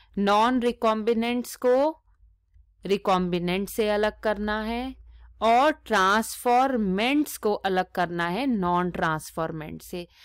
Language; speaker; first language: Hindi; native; Hindi